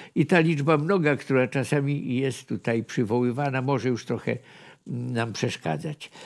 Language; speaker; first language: Polish; native; Polish